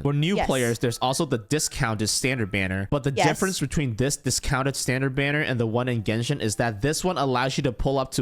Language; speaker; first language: English; native; English